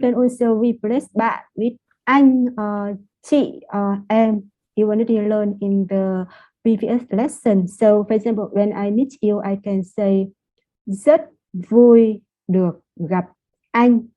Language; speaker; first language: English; non-native, fluent; Vietnamese